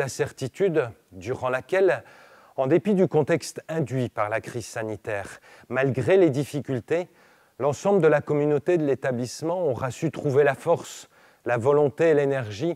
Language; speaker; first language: French; native; French